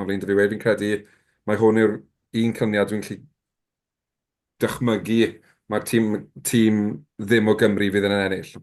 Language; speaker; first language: Welsh; native; Welsh